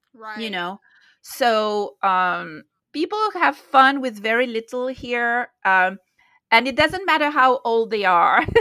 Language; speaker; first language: English; non-native, fluent; French